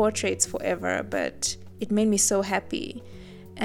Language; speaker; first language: English; native; English